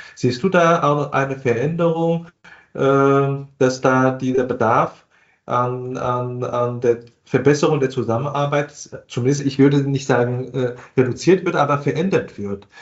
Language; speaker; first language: German; non-native, fluent; Chinese